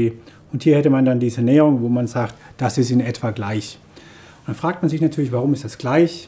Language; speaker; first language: German; native; German